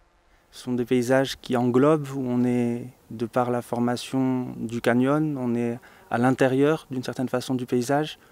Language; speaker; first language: French; native; French